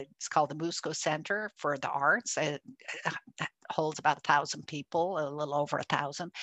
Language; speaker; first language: English; native; English